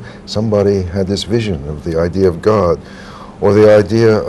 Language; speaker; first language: English; native; English